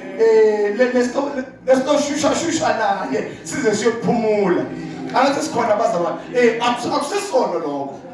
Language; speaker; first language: Zulu; non-native, local second language; Swati